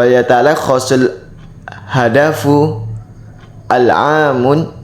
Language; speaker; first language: Arabic; non-native, learner; Indonesian